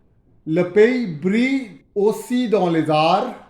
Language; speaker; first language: French; non-native, fluent; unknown